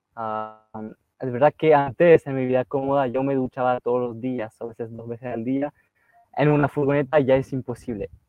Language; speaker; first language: Spanish; non-native, fluent; French